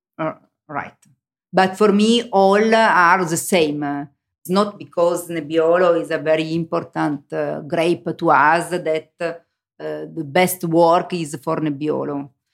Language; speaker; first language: English; non-native, learner; Italian